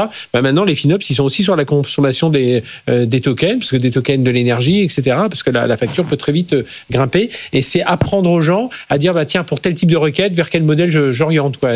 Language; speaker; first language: French; native; French